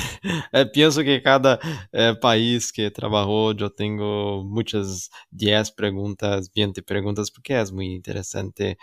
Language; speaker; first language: Spanish; non-native, learner; Portuguese